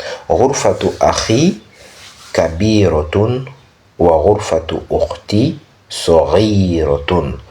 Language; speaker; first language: Arabic; non-native, fluent; French